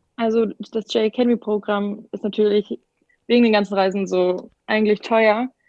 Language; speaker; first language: German; native; German